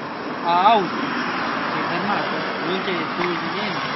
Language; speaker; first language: Italian; non-native, learner; Romanian